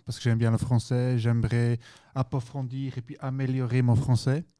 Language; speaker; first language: French; non-native, local second language; German